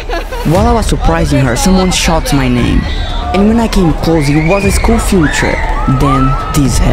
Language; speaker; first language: English; non-native, fluent; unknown